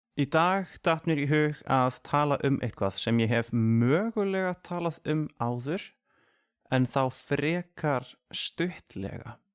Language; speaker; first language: Icelandic; native; Icelandic